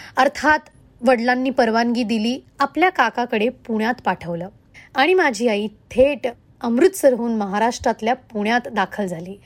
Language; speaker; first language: Marathi; non-native, local second language; Hindi